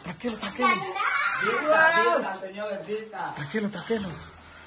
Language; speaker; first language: Spanish; non-native, learner; Filipino